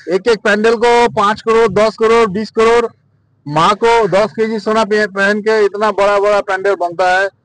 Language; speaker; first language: Hindi; non-native, local second language; Bangla